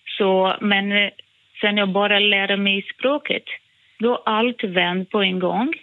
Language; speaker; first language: Swedish; non-native, fluent; Portuguese